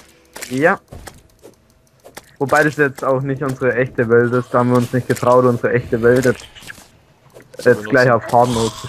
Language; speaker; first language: German; native; German